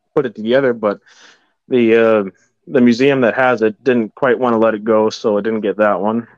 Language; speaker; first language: English; native; English